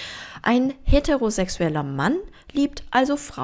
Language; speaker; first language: German; non-native, fluent; Korean